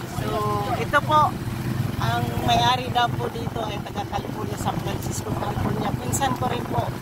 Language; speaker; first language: Filipino; non-native, local second language; Cebuano